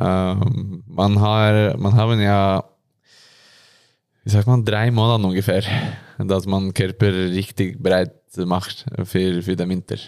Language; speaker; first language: German; non-native, learner; Norwegian